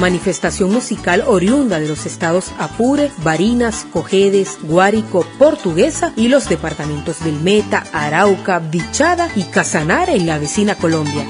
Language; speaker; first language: Spanish; native; Spanish